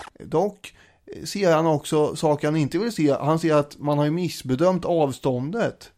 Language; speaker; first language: Swedish; native; Swedish